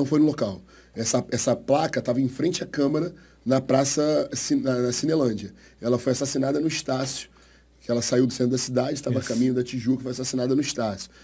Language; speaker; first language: Portuguese; native; Portuguese